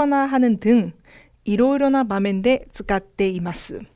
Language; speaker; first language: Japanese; non-native, fluent; Korean